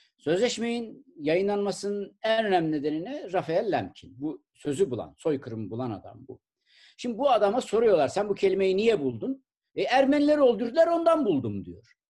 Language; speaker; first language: Turkish; native; Turkish